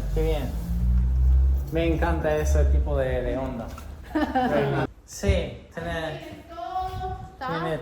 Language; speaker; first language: Spanish; non-native, learner; English